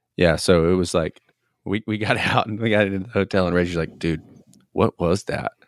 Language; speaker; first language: English; native; English